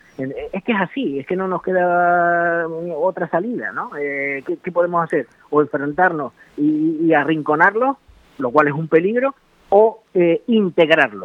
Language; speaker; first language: Spanish; native; Spanish